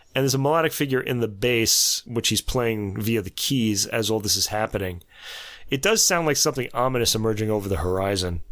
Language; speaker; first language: English; native; English